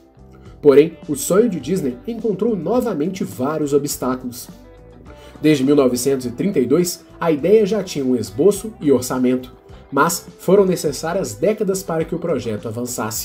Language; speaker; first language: Portuguese; native; Portuguese